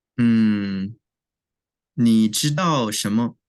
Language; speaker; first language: Chinese; non-native, learner; English